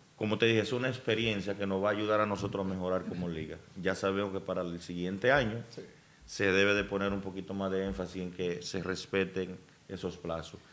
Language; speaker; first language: Spanish; native; Spanish